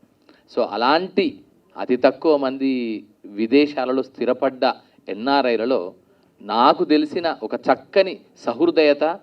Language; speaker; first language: Telugu; native; Telugu